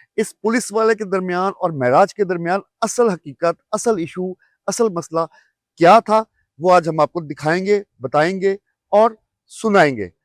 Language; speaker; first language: Urdu; native; Urdu